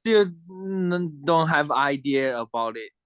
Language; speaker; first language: English; non-native, learner; Thai